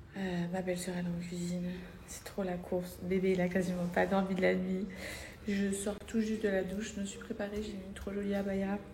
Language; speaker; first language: French; native; French